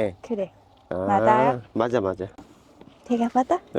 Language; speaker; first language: Korean; non-native, learner; Thai